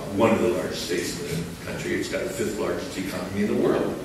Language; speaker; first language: English; native; English